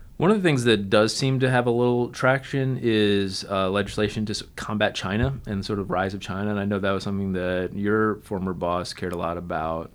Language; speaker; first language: English; native; English